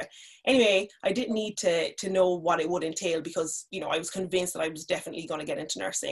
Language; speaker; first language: English; native; English